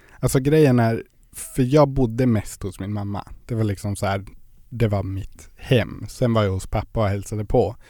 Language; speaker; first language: Swedish; native; Swedish